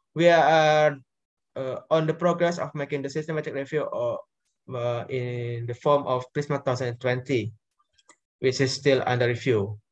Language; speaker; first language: English; non-native, learner; Indonesian